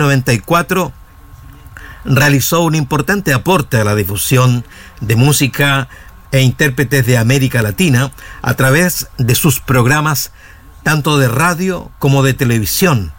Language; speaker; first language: Spanish; native; Spanish